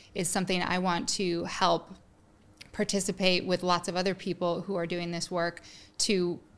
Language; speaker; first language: English; native; English